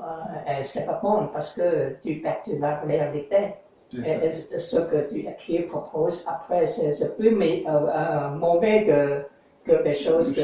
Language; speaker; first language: French; non-native, learner; English